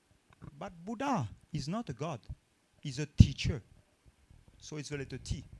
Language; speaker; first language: English; non-native, fluent; French